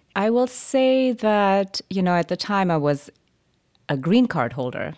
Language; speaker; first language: English; early bilingual, other home language; German